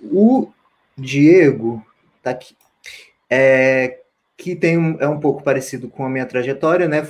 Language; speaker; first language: Portuguese; native; Portuguese